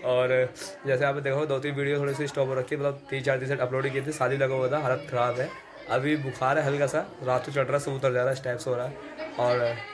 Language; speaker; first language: Hindi; native; Hindi